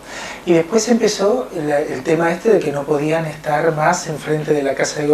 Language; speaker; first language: Spanish; native; Spanish